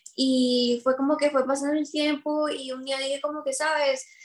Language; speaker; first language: Spanish; native; Spanish